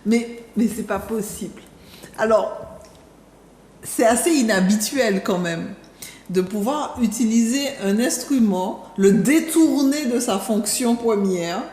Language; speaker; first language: French; native; French